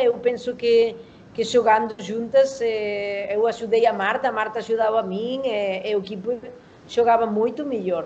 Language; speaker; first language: Portuguese; non-native, learner; Spanish